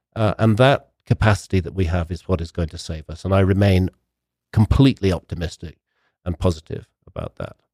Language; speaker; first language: English; native; English